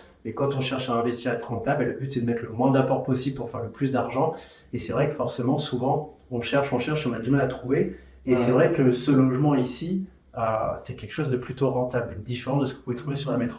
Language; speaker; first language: French; native; French